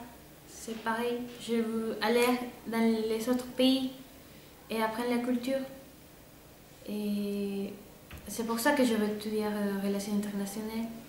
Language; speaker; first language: French; non-native, fluent; Spanish